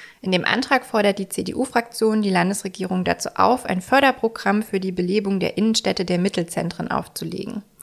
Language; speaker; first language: German; native; German